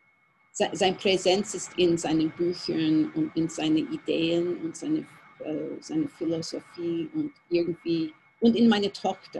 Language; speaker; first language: German; non-native, fluent; English